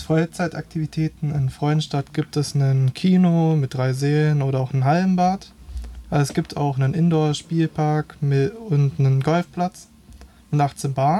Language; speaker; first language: German; native; German